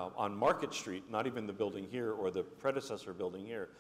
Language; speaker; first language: English; native; English